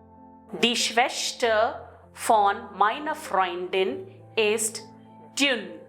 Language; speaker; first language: German; non-native, fluent; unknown